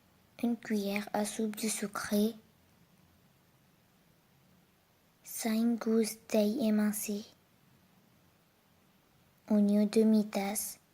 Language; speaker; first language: French; non-native, learner; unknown